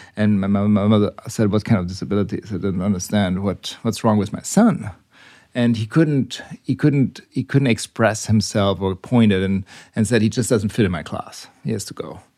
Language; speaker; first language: English; non-native, fluent; German